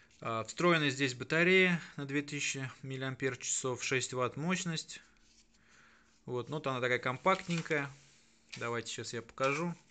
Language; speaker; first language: Russian; native; Russian